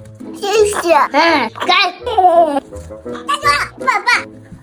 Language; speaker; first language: Chinese; native; Chinese